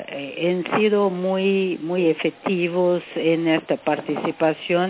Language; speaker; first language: Spanish; non-native, fluent; Portuguese